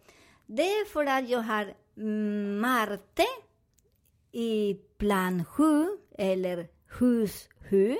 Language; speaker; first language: Swedish; non-native, learner; Spanish